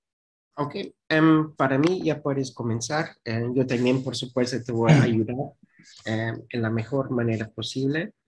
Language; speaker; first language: Spanish; non-native, fluent; Dutch